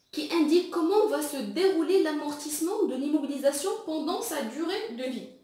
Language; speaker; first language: French; non-native, local second language; Arabic